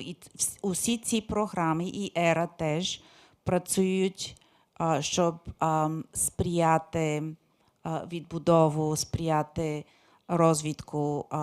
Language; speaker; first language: Ukrainian; non-native, fluent; English